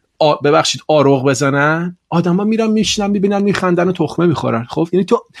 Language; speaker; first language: Persian; non-native, local second language; Kurdish